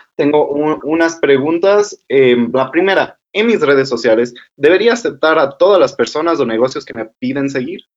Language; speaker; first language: Spanish; native; Spanish